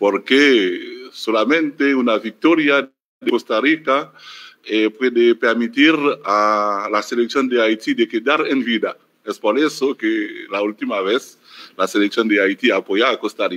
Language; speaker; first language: Spanish; non-native, fluent; Haitian Creole